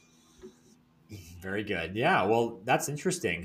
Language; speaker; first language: English; native; English